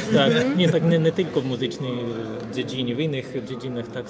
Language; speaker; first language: Polish; non-native, learner; Ukrainian